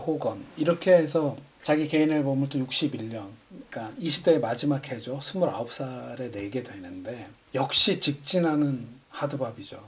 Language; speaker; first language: Korean; native; Korean